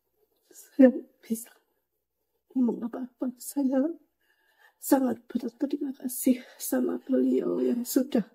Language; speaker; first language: Indonesian; non-native, local second language; Javanese